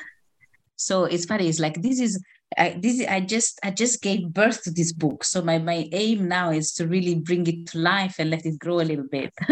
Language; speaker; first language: English; non-native, fluent; Italian